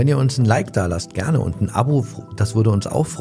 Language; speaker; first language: German; native; German